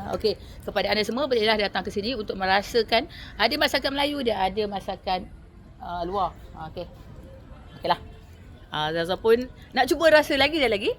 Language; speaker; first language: Malay; native; Malay